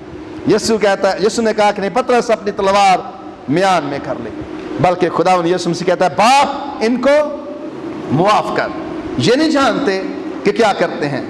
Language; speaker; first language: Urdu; non-native, local second language; Punjabi